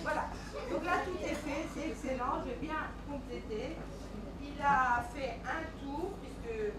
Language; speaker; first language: French; native; French